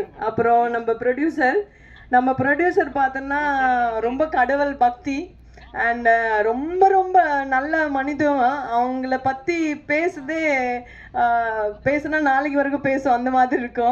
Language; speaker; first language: Tamil; non-native, fluent; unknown